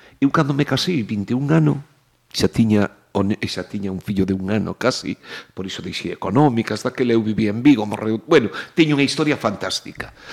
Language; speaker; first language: Galician; native; Galician